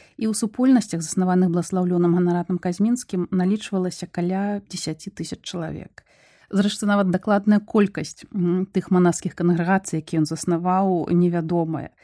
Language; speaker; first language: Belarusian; non-native, local second language; Russian